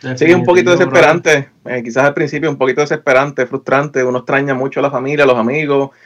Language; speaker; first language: Spanish; native; Spanish